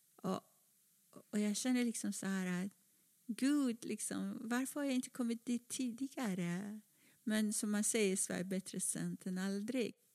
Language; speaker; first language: Swedish; non-native, fluent; Persian